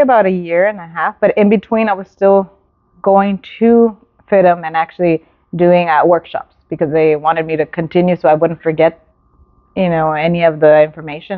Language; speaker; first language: English; native; English